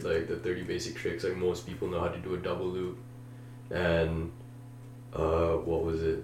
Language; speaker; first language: English; non-native, local second language; Malay